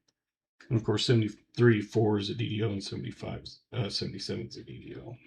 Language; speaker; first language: English; native; English